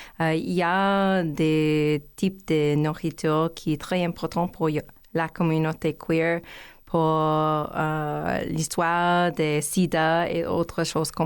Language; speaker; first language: French; non-native, learner; English